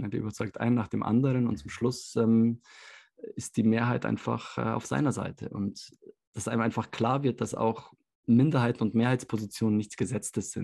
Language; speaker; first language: German; native; German